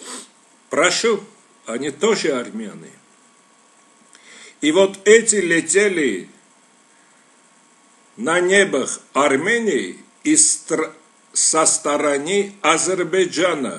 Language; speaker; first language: Russian; non-native, local second language; Armenian